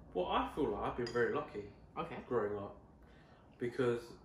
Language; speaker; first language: English; native; English